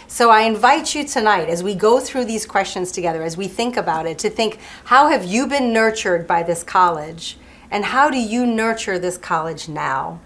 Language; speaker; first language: English; early bilingual, other home language; French